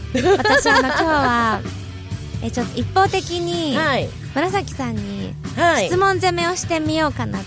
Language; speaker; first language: Japanese; native; Japanese